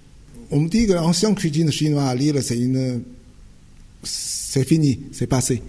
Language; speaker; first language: French; non-native, fluent; Chinese